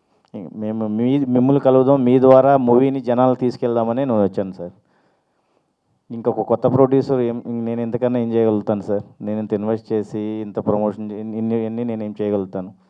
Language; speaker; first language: Telugu; native; Telugu